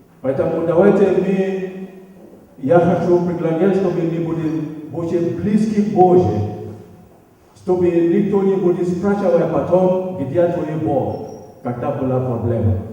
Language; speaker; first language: Russian; non-native, learner; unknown